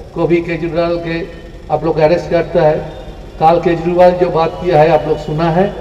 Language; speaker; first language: Hindi; non-native, local second language; Bangla